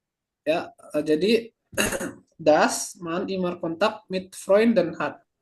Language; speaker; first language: German; non-native, fluent; Indonesian